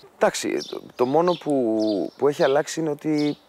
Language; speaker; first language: Greek; native; Greek